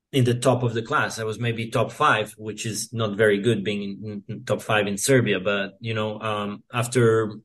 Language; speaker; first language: English; non-native, fluent; Serbian